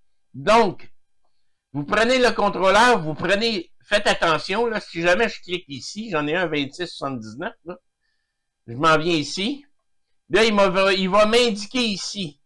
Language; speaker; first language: French; native; French